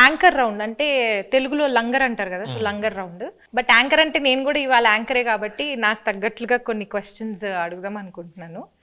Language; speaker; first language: Telugu; native; Telugu